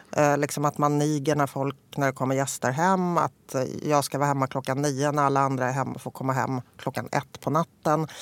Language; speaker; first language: Swedish; early bilingual, other home language; Polish